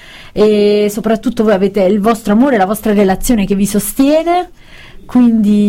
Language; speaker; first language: Italian; native; Italian